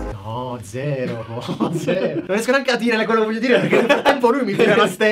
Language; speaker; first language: Italian; native; Italian